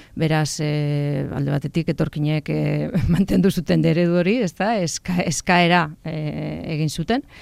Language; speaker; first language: Basque; native; Basque